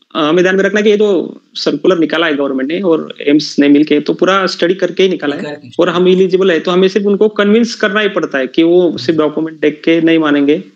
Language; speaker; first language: Hindi; non-native, local second language; Marathi